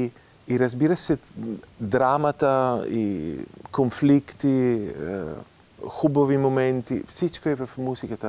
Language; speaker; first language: Bulgarian; non-native, fluent; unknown